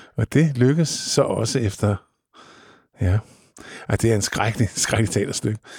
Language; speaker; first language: Danish; native; Danish